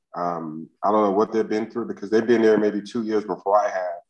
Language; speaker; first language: English; native; English